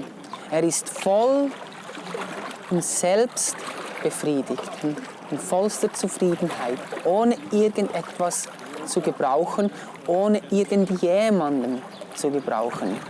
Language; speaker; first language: German; non-native, fluent; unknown